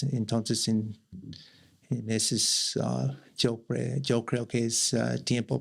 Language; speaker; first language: Spanish; non-native, learner; English